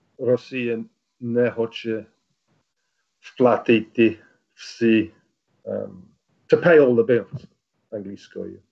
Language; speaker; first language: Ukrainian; non-native, learner; English